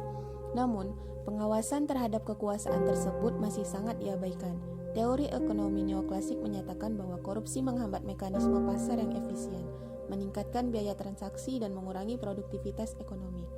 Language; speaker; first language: Indonesian; native; Indonesian